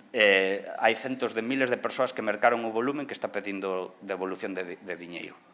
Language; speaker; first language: Galician; non-native, local second language; Spanish